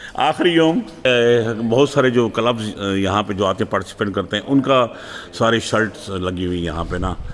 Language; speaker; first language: Urdu; non-native, local second language; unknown